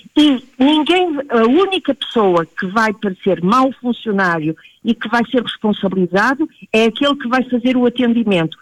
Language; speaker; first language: Portuguese; early bilingual, heritage; Portuguese